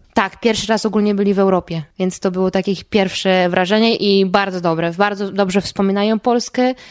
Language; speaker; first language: Polish; native; Polish